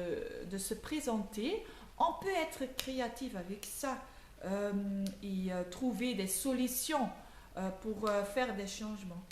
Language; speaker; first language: French; non-native, learner; Dutch